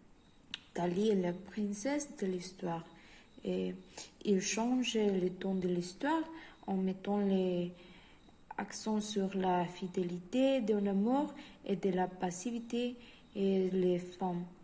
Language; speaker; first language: French; non-native, learner; Spanish